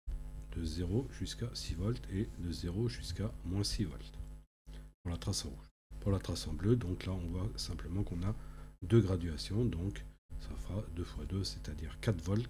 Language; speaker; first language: French; native; French